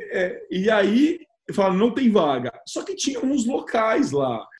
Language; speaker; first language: Portuguese; native; Portuguese